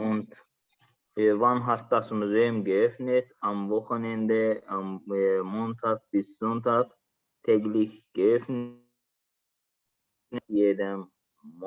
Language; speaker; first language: German; non-native, learner; Azerbaijani